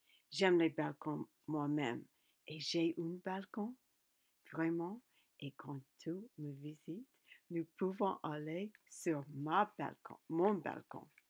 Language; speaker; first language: French; non-native, learner; English